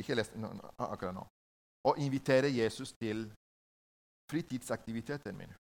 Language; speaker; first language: Norwegian; non-native, learner; Spanish